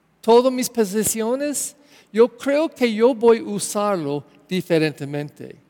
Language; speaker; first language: Spanish; non-native, learner; English